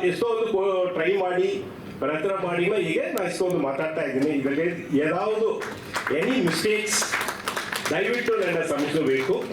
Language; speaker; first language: Kannada; non-native, learner; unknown